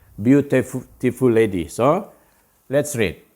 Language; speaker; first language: English; non-native, local second language; Malay